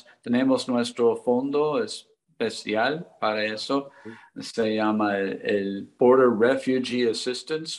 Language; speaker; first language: Spanish; non-native, learner; English